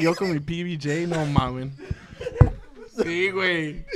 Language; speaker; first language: Spanish; early bilingual, other home language; English